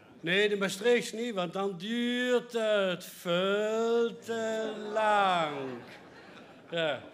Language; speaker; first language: Dutch; native; Dutch